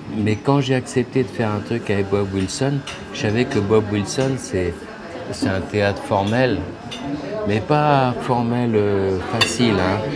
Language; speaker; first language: French; early bilingual, other home language; Spanish